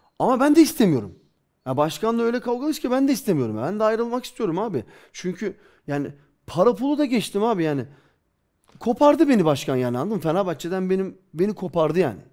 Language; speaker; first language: Turkish; early bilingual, heritage; Turkish